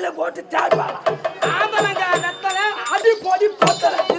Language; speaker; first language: Tamil; native; Tamil